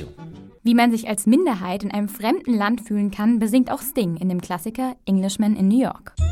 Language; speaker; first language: German; native; German